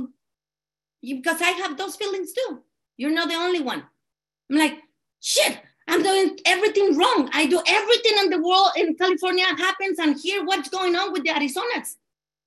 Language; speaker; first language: English; non-native, learner; Spanish